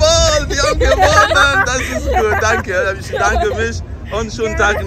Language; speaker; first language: German; non-native, learner; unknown